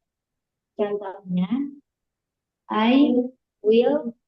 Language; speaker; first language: English; non-native, learner; Indonesian